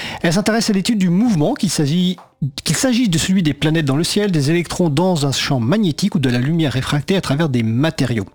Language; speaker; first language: French; native; French